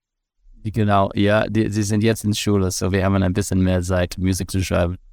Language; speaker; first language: German; non-native, fluent; English